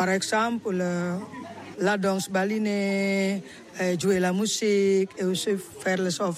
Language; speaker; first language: French; non-native, learner; Balinese